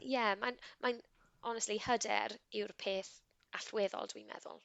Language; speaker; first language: Welsh; non-native, local second language; English